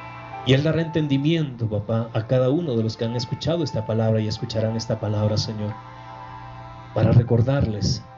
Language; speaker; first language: Spanish; native; Spanish